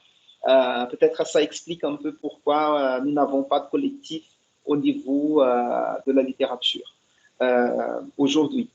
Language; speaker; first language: French; non-native, fluent; Portuguese